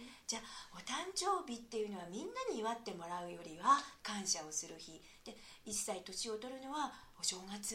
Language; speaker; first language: Japanese; native; Japanese